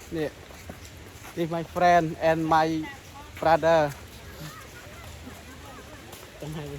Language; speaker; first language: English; non-native, learner; Khmer